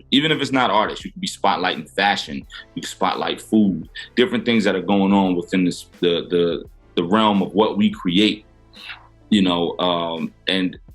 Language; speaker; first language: English; native; English